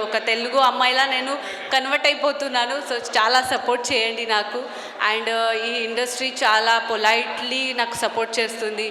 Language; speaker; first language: Telugu; non-native, fluent; Marathi